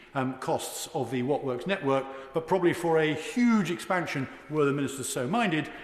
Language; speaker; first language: English; native; English